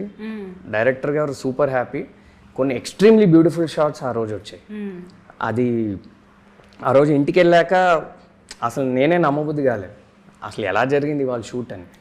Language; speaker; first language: Telugu; native; Telugu